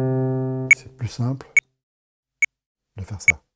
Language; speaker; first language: French; native; French